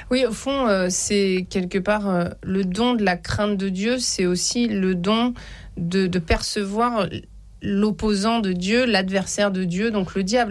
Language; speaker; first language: French; native; French